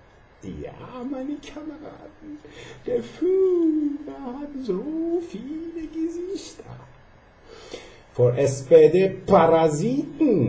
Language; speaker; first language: German; non-native, fluent; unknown